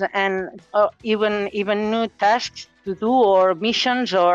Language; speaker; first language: English; non-native, fluent; Catalan